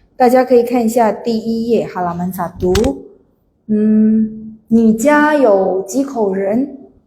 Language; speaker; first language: Chinese; non-native, fluent; Indonesian